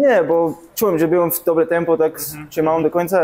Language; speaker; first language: Polish; non-native, learner; English